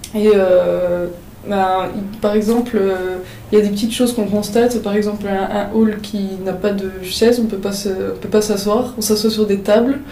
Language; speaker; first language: French; native; French